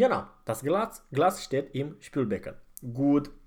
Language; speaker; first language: German; non-native, fluent; Romanian